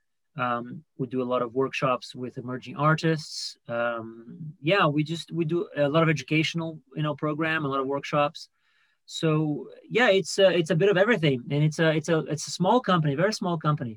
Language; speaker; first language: English; non-native, fluent; Portuguese